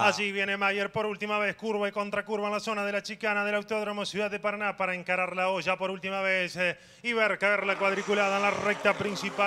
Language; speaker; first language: Spanish; native; Spanish